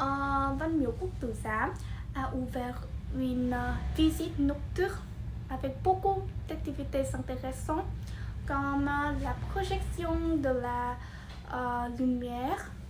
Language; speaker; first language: French; non-native, fluent; Vietnamese